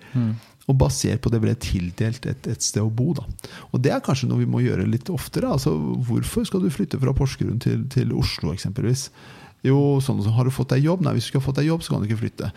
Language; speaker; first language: Norwegian; non-native, fluent; Persian